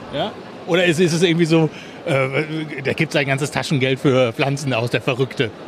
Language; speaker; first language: German; native; German